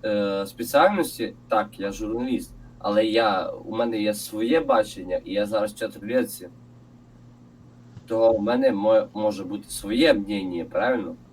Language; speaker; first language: Ukrainian; non-native, local second language; Russian